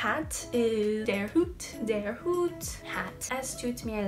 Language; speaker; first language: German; non-native, learner; English